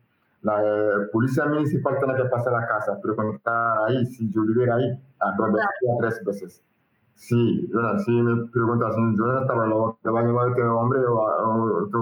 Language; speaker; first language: Spanish; non-native, learner; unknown